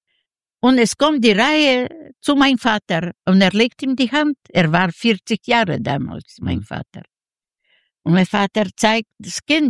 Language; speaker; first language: German; non-native, learner; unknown